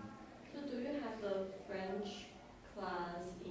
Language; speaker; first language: English; non-native, learner; Chinese